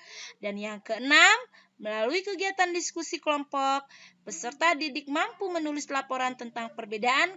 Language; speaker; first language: Indonesian; native; Indonesian